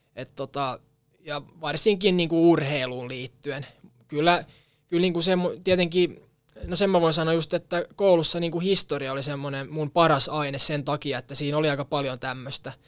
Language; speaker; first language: Finnish; non-native, local second language; Swedish